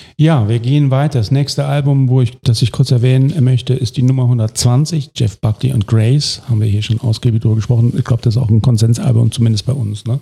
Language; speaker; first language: German; native; German